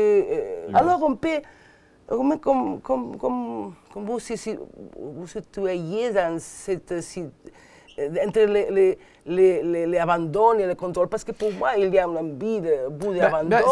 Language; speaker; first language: French; non-native, learner; Catalan